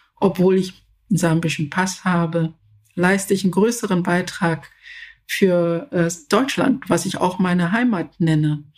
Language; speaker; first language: German; early bilingual, other home language; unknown